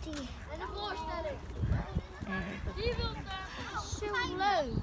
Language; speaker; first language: Dutch; early bilingual, other home language; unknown